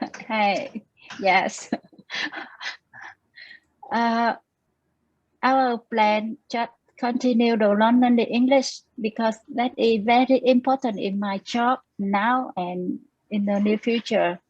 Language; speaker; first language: English; non-native, learner; Vietnamese